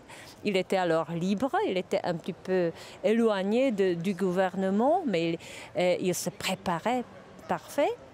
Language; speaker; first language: French; non-native, fluent; Czech